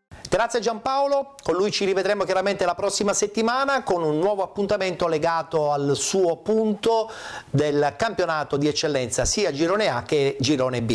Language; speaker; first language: Italian; native; Italian